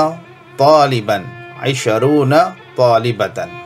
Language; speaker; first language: Arabic; non-native, fluent; Indonesian